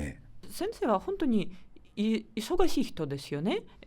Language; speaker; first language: Japanese; non-native, learner; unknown